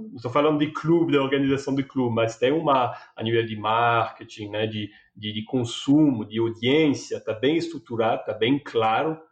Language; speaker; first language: Portuguese; non-native, fluent; French